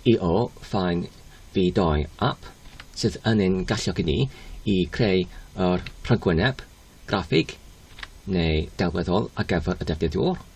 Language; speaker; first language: Welsh; non-native, learner; English